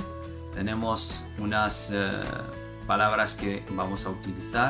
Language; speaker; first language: Spanish; non-native, fluent; Arabic